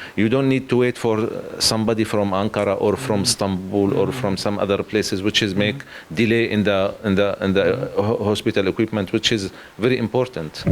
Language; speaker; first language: English; non-native, learner; Arabic